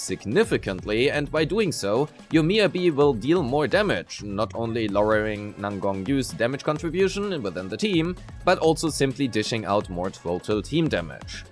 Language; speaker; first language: English; non-native, fluent; German